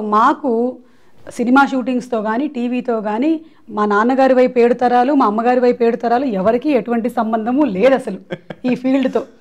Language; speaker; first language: Telugu; non-native, local second language; Malayalam